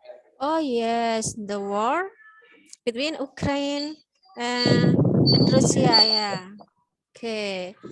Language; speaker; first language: English; non-native, learner; Indonesian